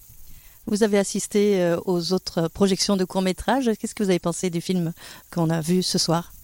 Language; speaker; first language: French; non-native, learner; Spanish